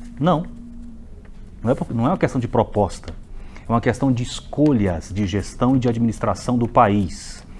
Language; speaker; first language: Portuguese; native; Portuguese